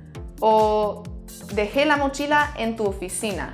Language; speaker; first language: Spanish; non-native, fluent; English